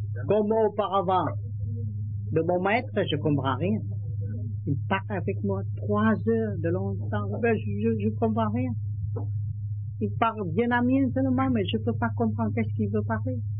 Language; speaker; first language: French; non-native, learner; Vietnamese